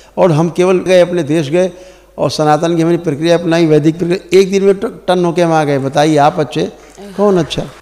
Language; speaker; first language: Hindi; native; Hindi